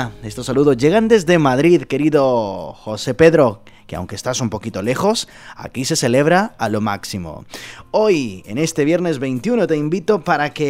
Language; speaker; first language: Spanish; native; Spanish